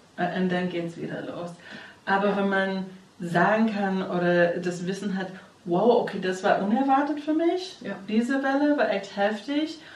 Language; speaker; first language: German; non-native, fluent; English